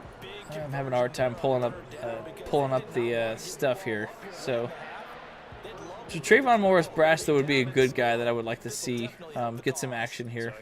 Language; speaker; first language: English; native; English